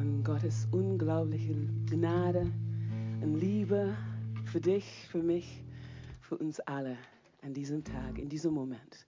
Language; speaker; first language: German; non-native, fluent; English